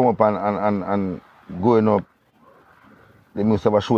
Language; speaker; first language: English; non-native, local second language; Jamaican Creole English